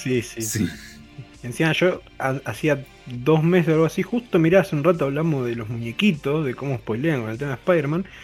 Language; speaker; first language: Spanish; native; Spanish